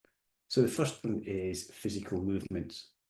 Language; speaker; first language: English; native; English